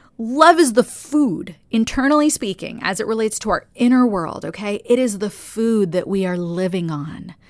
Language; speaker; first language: English; native; English